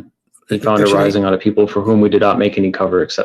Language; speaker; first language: English; native; English